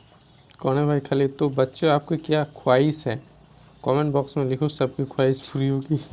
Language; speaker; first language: Hindi; non-native, local second language; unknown